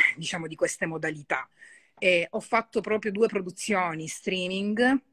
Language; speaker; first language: Italian; native; Italian